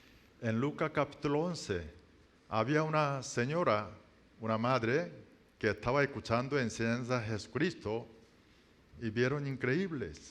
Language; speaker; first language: Spanish; non-native, learner; Korean